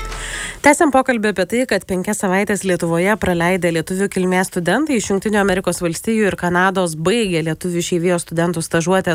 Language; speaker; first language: Lithuanian; native; Lithuanian